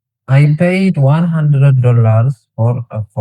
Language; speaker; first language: English; non-native, learner; Tigrinya